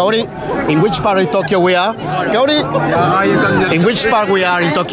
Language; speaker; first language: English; non-native, learner; Spanish